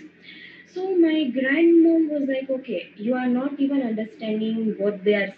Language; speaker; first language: English; non-native, local second language; Gujarati